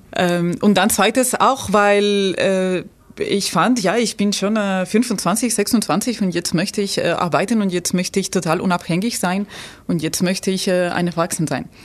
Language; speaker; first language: German; non-native, fluent; Spanish